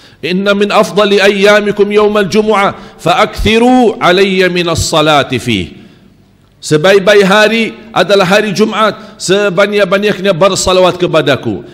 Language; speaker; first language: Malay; non-native, fluent; Arabic